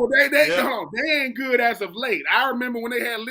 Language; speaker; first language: English; native; English